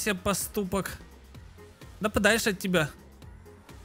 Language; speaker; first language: Russian; native; Russian